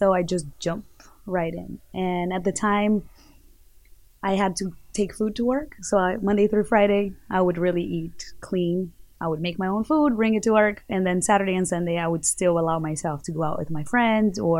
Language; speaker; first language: English; non-native, fluent; Portuguese